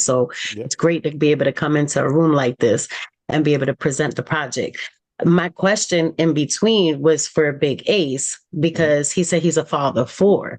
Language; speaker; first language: English; native; English